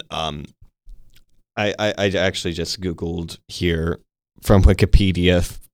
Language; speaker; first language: English; native; English